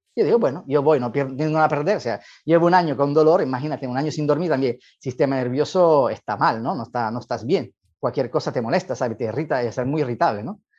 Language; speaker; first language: Spanish; non-native, fluent; Italian